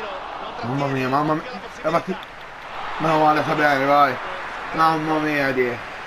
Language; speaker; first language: Italian; native; Italian